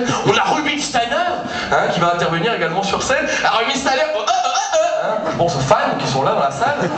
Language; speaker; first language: French; native; French